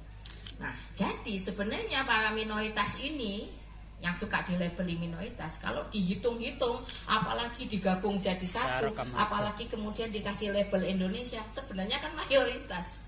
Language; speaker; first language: Indonesian; native; Indonesian